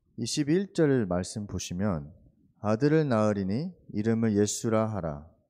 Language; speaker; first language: Korean; early bilingual, heritage; Korean